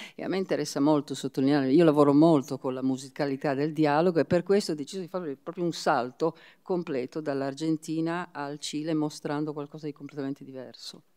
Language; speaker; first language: Italian; non-native, fluent; Spanish